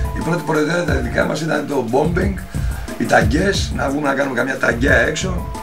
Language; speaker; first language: Greek; early bilingual, heritage; Greek